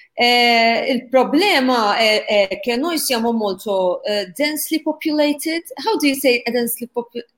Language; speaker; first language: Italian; non-native, fluent; Maltese